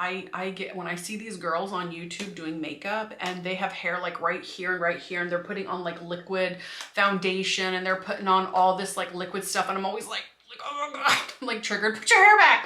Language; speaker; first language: English; native; English